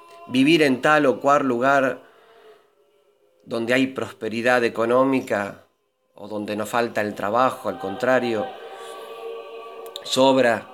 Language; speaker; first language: Spanish; native; Spanish